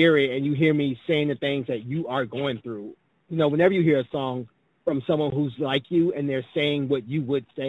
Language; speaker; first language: English; native; English